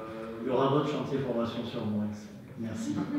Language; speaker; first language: French; native; French